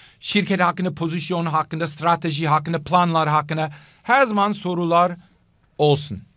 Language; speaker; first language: Turkish; non-native, fluent; English